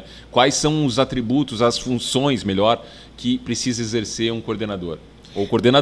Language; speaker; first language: Portuguese; native; Portuguese